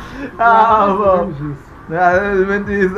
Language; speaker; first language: Portuguese; non-native, local second language; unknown